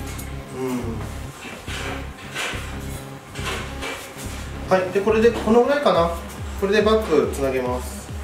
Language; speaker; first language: Japanese; native; Japanese